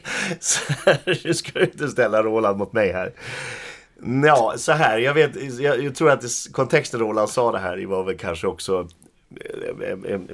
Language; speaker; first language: Swedish; native; Swedish